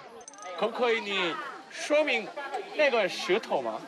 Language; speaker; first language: Chinese; non-native, learner; Korean